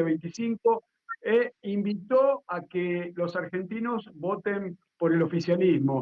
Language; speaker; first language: Spanish; native; Spanish